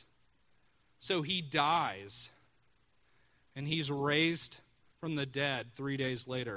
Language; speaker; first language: English; native; English